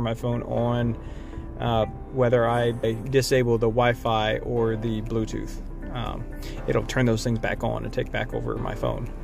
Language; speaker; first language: English; native; English